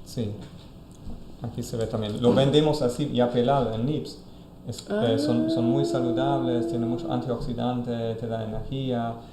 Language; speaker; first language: Spanish; non-native, fluent; German